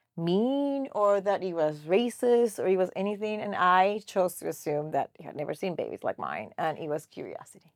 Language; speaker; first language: English; non-native, fluent; Spanish